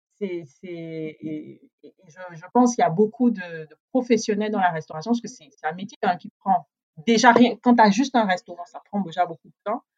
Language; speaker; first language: French; native; French